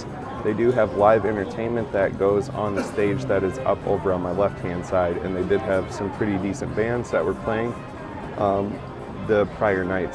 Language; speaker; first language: English; native; English